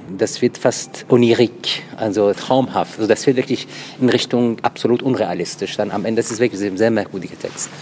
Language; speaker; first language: German; non-native, fluent; Persian